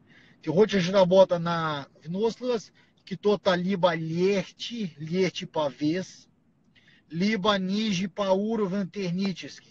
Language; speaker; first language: Russian; non-native, learner; Portuguese